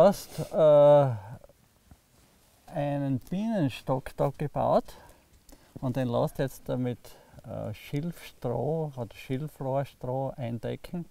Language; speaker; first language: German; native; German